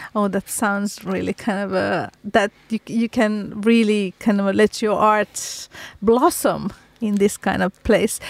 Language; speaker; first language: English; non-native, fluent; Finnish